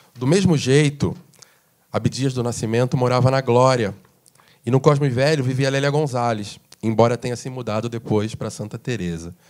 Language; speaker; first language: Portuguese; native; Portuguese